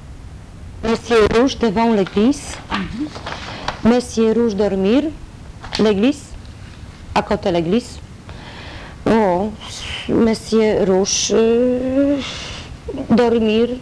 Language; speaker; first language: French; non-native, learner; Polish